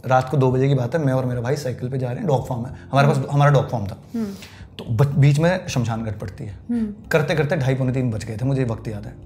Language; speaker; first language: Hindi; native; Hindi